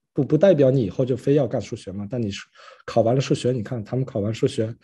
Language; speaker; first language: Chinese; early bilingual, other home language; French